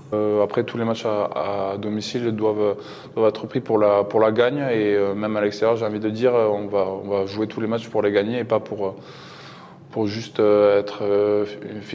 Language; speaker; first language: French; native; French